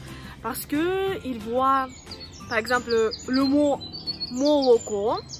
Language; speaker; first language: French; non-native, fluent; Russian